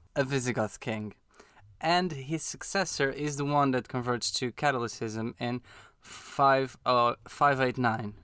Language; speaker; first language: English; non-native, fluent; Portuguese